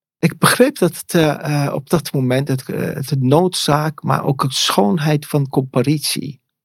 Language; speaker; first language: Dutch; non-native, fluent; Persian